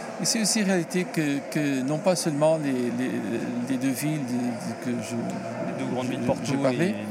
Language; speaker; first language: French; non-native, learner; Portuguese